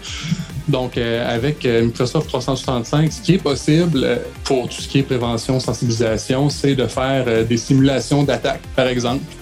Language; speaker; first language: French; native; French